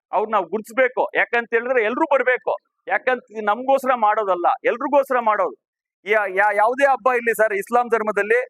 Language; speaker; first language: Kannada; non-native, local second language; Urdu